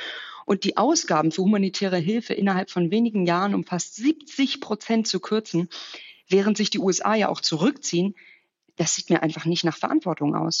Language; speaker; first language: German; native; German